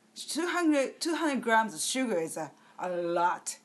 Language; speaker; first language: English; non-native, learner; Japanese